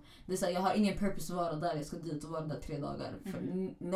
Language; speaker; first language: Swedish; early bilingual, other home language; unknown